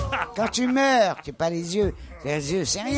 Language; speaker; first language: French; native; French